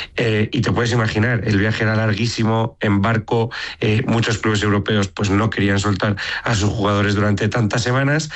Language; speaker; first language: Spanish; native; Spanish